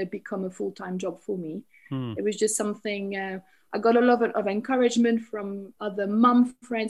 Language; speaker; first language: English; non-native, fluent; French